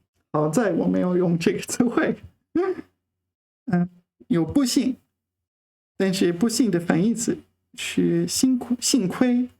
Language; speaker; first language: Chinese; non-native, learner; English